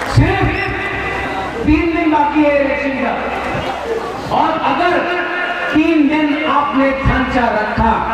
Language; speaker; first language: Hindi; non-native, local second language; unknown